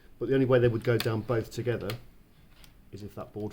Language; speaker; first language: English; native; English